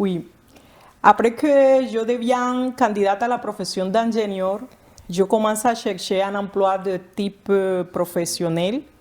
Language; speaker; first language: French; non-native, fluent; Spanish